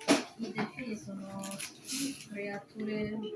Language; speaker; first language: Italian; early bilingual, other home language; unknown